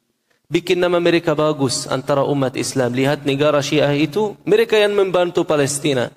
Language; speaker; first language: Indonesian; non-native, fluent; Arabic